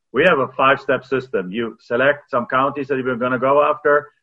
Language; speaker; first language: English; non-native, fluent; German